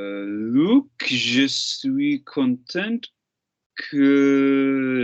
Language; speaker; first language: French; non-native, learner; English